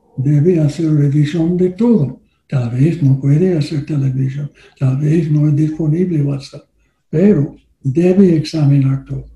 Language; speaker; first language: Spanish; non-native, learner; English